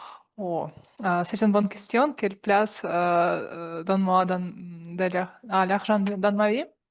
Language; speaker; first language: French; non-native, learner; Russian